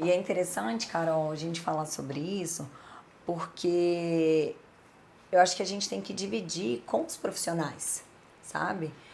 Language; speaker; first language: Portuguese; native; Portuguese